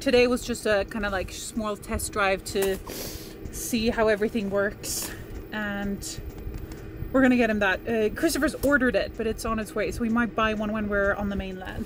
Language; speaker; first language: English; non-native, fluent; Swedish